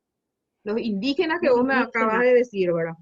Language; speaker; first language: Spanish; native; Spanish